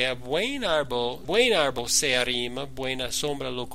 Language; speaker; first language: Spanish; non-native, learner; English